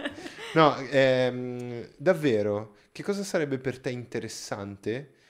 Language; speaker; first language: Italian; non-native, fluent; Portuguese